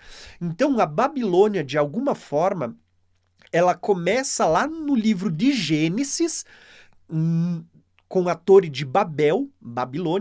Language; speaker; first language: Portuguese; native; Portuguese